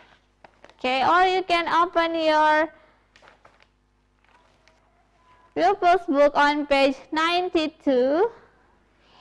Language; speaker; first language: English; non-native, fluent; Indonesian